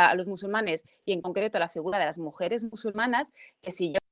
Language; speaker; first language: Spanish; early bilingual, other home language; Arabic